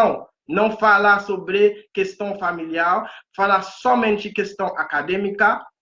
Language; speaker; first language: Portuguese; non-native, fluent; Haitian Creole